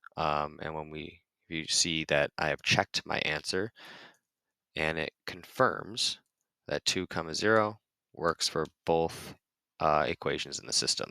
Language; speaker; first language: English; native; English